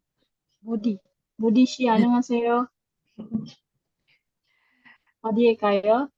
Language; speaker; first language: Korean; non-native, learner; Indonesian